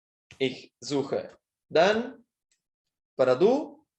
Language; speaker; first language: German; non-native, fluent; Spanish